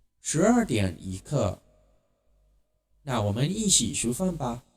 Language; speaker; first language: Chinese; non-native, fluent; Thai